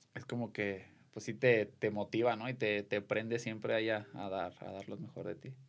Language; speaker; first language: Spanish; native; Spanish